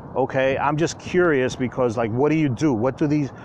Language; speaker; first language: English; native; English